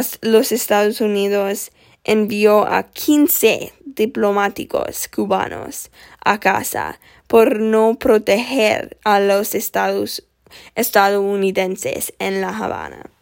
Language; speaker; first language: Spanish; non-native, learner; English